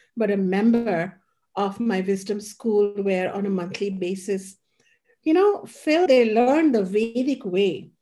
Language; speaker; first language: English; non-native, local second language; Hindi